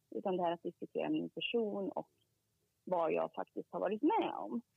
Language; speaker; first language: Swedish; early bilingual, other home language; Korean